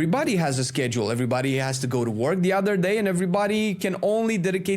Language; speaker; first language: English; native; English